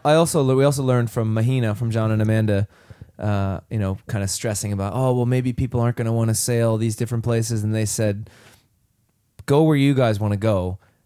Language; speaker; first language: English; native; English